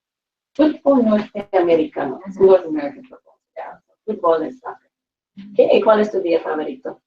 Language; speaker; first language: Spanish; non-native, fluent; English